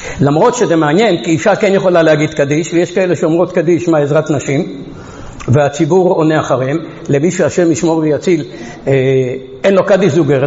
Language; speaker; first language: Hebrew; non-native, fluent; Hungarian